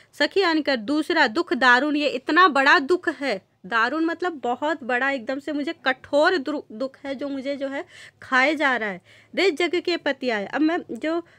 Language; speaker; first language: Hindi; native; Hindi